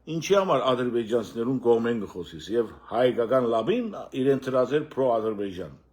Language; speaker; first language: Armenian; early bilingual, heritage; Armenian